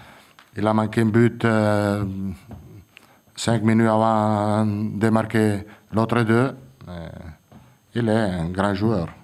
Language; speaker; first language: French; non-native, fluent; Italian